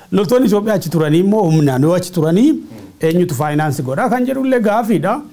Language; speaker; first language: Oromo; native; Oromo